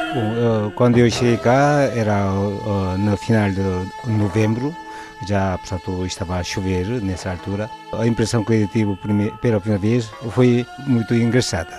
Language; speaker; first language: Portuguese; non-native, fluent; Korean